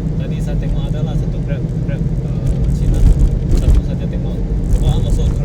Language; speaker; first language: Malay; non-native, local second language; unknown